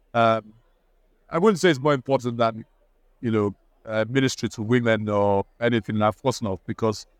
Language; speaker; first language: English; non-native, local second language; Igbo